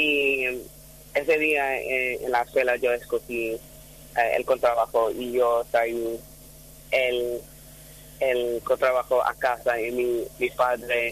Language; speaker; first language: Spanish; non-native, fluent; English